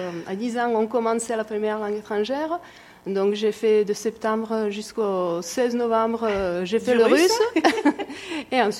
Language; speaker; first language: French; non-native, fluent; Czech